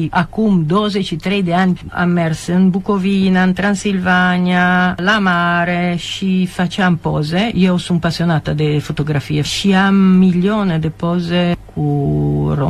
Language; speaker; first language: Romanian; non-native, fluent; Italian